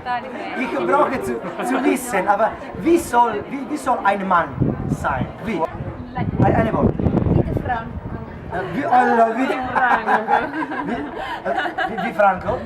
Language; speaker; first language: German; non-native, learner; Italian